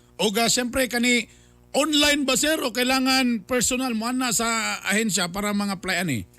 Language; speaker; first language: Cebuano; native; Cebuano